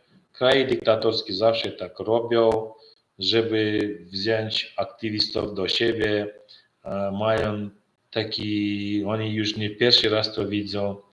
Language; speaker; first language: Polish; non-native, learner; Turkmen